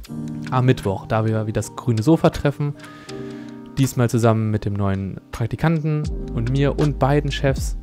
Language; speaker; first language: German; native; German